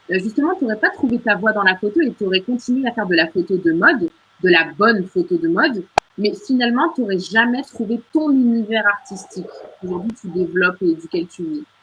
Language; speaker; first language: French; native; French